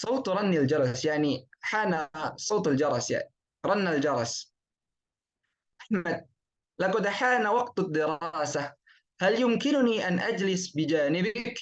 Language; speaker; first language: Arabic; non-native, fluent; Indonesian